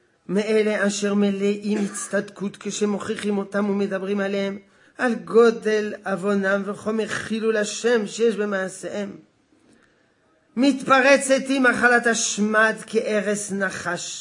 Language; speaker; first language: Hebrew; non-native, fluent; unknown